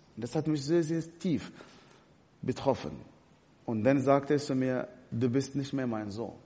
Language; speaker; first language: German; non-native, fluent; Arabic